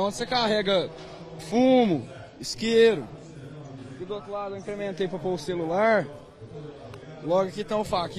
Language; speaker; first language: Portuguese; native; Portuguese